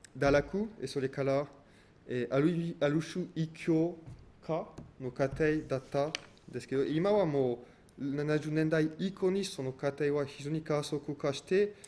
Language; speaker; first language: Japanese; non-native, fluent; French